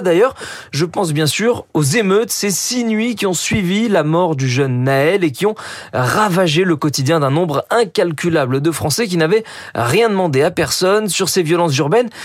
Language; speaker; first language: French; native; French